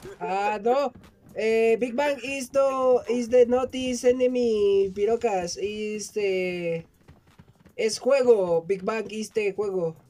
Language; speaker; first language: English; non-native, learner; Spanish